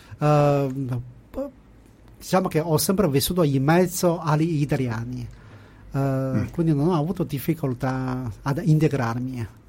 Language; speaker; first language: Italian; non-native, fluent; Chinese